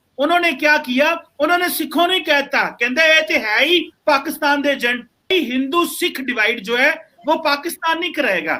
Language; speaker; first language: Urdu; non-native, local second language; Punjabi